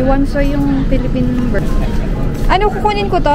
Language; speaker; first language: Filipino; native; Filipino